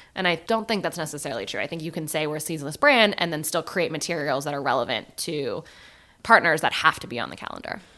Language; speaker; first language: English; native; English